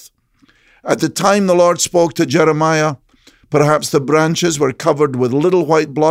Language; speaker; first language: English; native; English